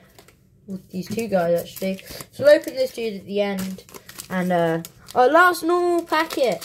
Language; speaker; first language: English; native; English